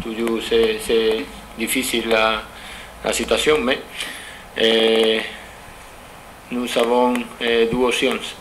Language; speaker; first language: French; non-native, learner; Spanish